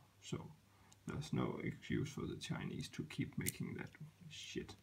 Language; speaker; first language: English; non-native, fluent; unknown